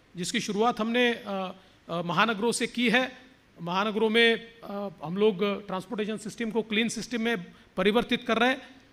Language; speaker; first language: Hindi; non-native, local second language; Marathi